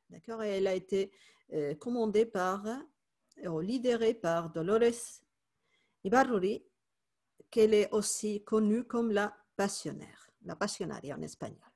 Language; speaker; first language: French; non-native, fluent; Spanish